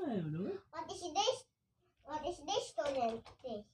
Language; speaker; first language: English; non-native, learner; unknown